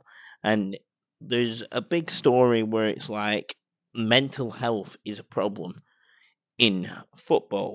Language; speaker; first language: English; native; English